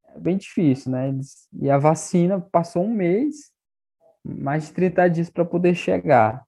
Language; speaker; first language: Portuguese; non-native, local second language; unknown